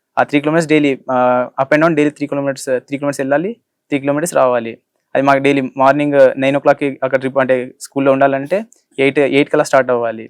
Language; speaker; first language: Telugu; non-native, local second language; Lambadi